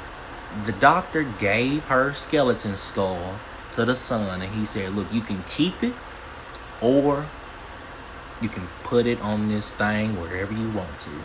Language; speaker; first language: English; native; English